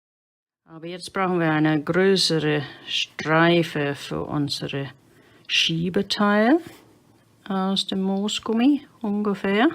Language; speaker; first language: German; non-native, fluent; English